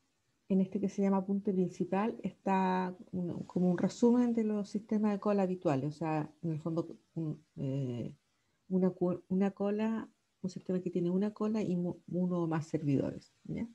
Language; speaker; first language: Spanish; native; Spanish